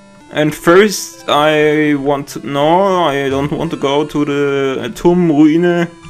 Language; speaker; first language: English; non-native, learner; German